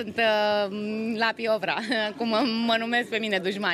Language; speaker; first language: Romanian; native; Romanian